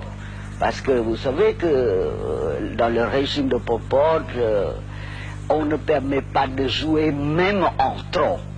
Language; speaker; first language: French; non-native, local second language; Khmer